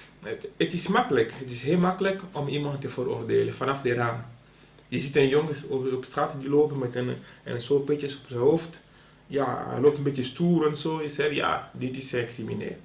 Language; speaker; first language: Dutch; non-native, local second language; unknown